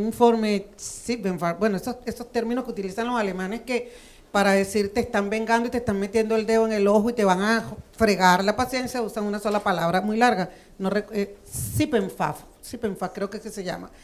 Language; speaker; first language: Spanish; native; Spanish